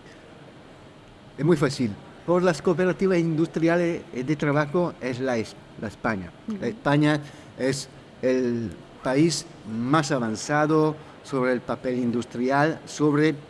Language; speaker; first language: Spanish; non-native, fluent; Italian